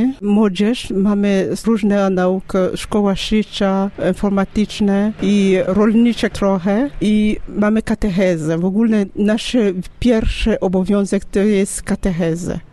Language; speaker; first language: Polish; non-native, learner; French